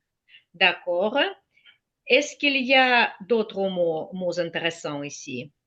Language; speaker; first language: French; non-native, fluent; Ukrainian